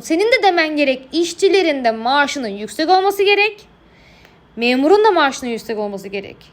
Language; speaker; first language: Turkish; native; Turkish